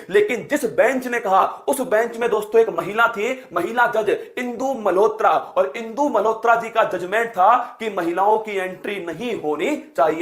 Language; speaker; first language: Hindi; native; Hindi